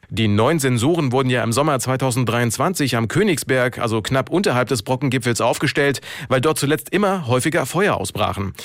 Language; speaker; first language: German; native; German